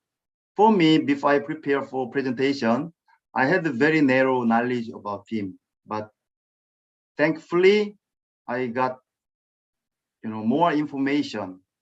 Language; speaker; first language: English; non-native, fluent; Korean